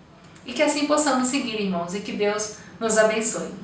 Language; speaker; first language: Portuguese; native; Portuguese